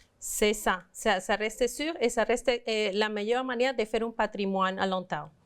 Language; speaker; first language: French; non-native, fluent; Spanish